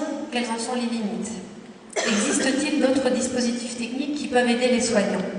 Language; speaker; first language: French; native; French